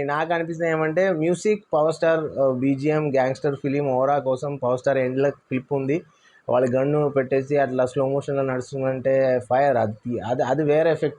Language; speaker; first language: Telugu; non-native, learner; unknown